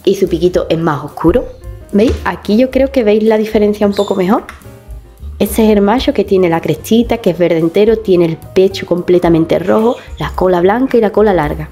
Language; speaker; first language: Spanish; native; Spanish